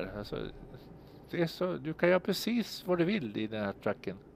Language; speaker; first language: Swedish; native; Swedish